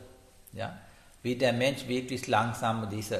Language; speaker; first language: German; non-native, learner; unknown